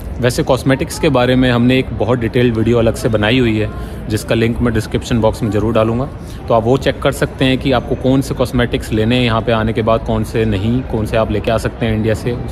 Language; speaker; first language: Hindi; native; Hindi